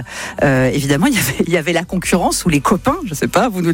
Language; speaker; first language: French; native; French